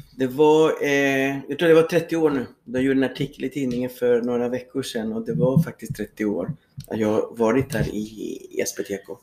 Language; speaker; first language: Swedish; non-native, fluent; Spanish